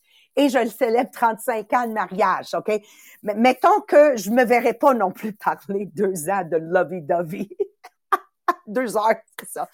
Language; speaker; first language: French; native; French